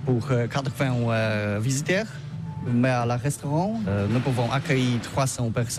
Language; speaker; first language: French; non-native, learner; Polish